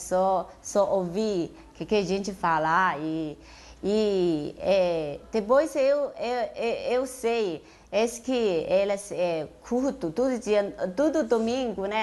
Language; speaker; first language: Portuguese; non-native, learner; Chinese